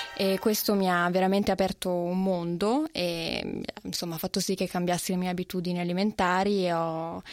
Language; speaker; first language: Italian; native; Italian